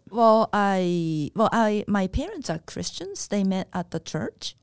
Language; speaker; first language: English; non-native, fluent; Japanese